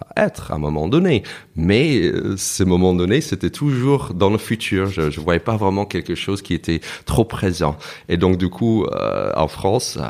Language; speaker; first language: French; non-native, fluent; English